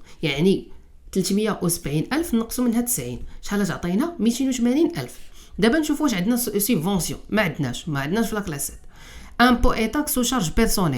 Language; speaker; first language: Arabic; native; Arabic